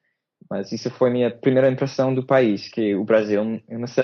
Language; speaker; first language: Portuguese; non-native, fluent; English